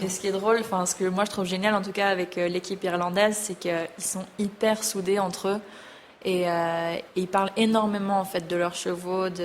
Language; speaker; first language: French; non-native, fluent; English